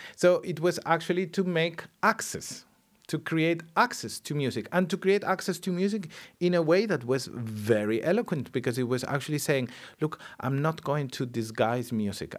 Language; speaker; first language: English; non-native, fluent; Spanish